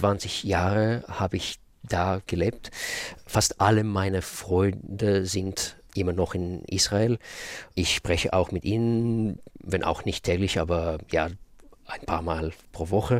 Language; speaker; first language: German; non-native, fluent; Russian